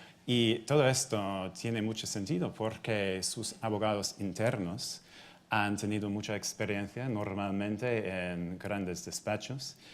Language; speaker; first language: Spanish; non-native, fluent; English